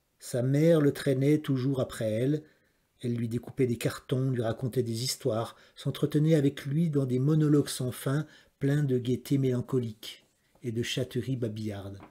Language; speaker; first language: French; native; French